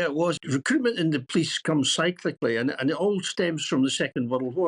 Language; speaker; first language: English; native; English